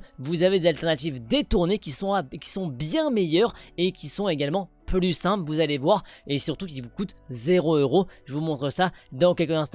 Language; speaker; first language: French; native; French